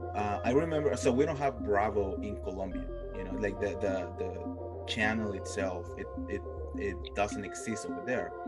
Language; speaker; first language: English; non-native, fluent; Spanish